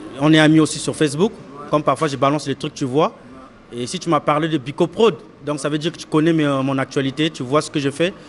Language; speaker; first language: French; non-native, local second language; Lingala